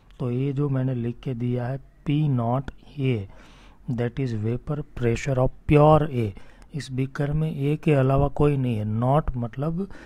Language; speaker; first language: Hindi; non-native, local second language; Gujarati